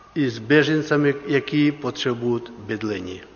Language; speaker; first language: Czech; non-native, learner; Ukrainian